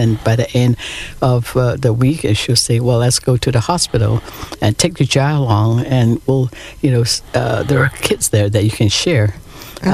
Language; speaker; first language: English; non-native, local second language; Cantonese